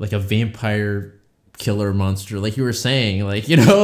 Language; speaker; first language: English; native; English